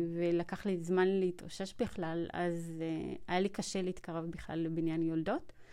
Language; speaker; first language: Hebrew; early bilingual, other home language; Amharic